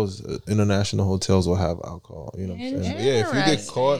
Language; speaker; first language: English; early bilingual, other home language; Italian